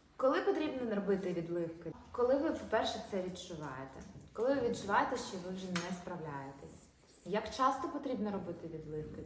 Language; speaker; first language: Ukrainian; non-native, local second language; Russian